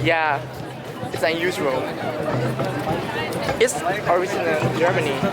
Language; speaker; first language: English; non-native, learner; Japanese